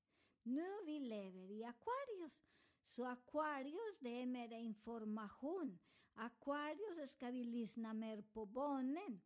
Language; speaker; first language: Swedish; non-native, fluent; Spanish